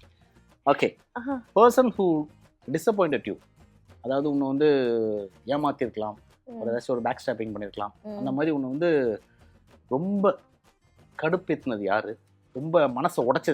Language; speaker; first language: Tamil; native; Tamil